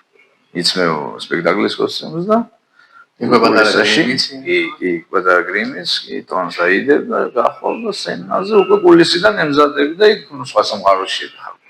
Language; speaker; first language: Georgian; native; Georgian